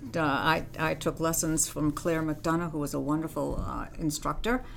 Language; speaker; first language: English; early bilingual, other home language; Armenian